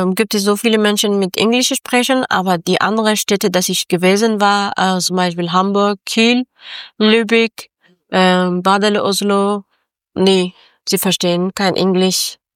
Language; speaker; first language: German; non-native, learner; Persian